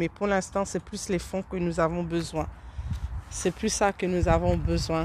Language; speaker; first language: French; early bilingual, other home language; Haitian Creole